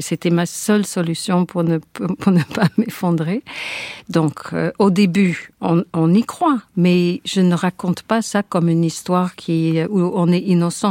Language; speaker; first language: French; non-native, fluent; English